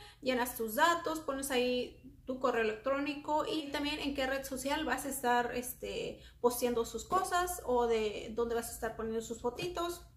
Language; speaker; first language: Spanish; native; Spanish